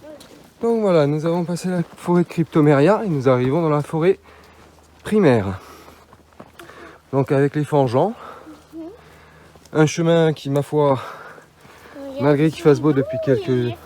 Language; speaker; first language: French; native; French